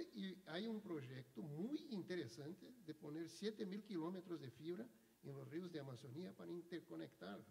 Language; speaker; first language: Spanish; non-native, fluent; Portuguese